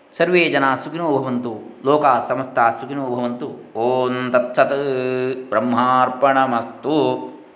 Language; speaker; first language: Hindi; non-native, local second language; Kannada